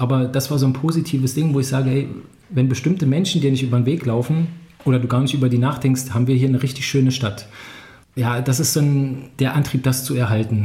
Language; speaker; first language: German; native; German